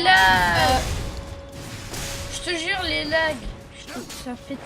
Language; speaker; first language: French; native; French